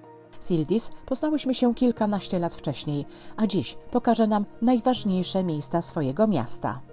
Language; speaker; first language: Polish; native; Polish